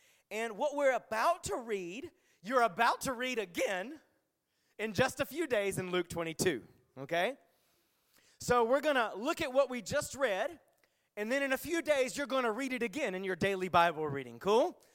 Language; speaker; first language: English; native; English